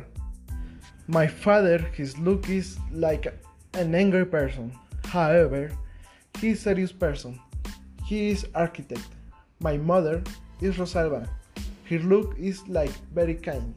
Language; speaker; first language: English; non-native, learner; Spanish